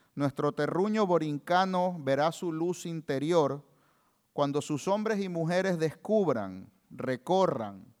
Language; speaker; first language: Spanish; native; Spanish